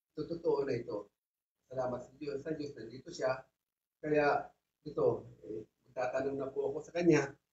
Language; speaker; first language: Filipino; non-native, local second language; Bikol